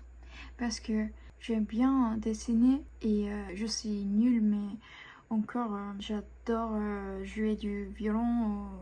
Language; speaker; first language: French; non-native, fluent; Japanese